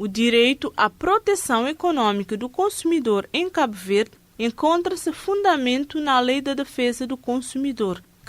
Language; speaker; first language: Portuguese; non-native, local second language; Kabuverdianu